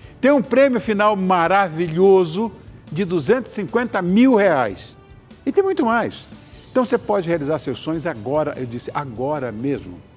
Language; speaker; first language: Portuguese; native; Portuguese